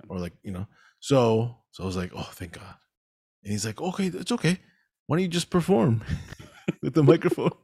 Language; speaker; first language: English; early bilingual, other home language; Filipino